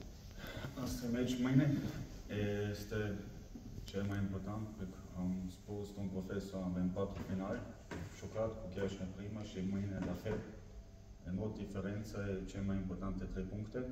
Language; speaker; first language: Romanian; non-native, learner; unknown